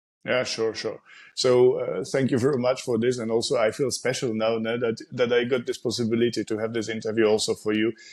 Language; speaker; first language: English; non-native, fluent; Polish